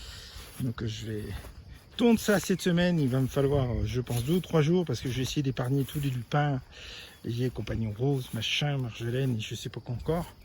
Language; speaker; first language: French; native; French